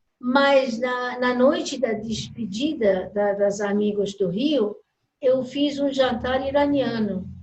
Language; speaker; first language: Portuguese; non-native, fluent; Persian